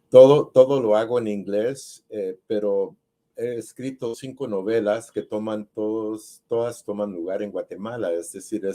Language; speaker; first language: Spanish; early bilingual, heritage; Spanish